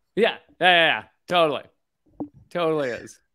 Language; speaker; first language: English; native; English